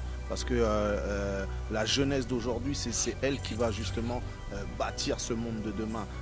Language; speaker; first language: French; native; French